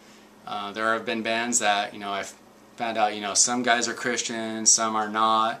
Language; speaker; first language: English; native; English